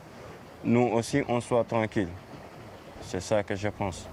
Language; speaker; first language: French; non-native, fluent; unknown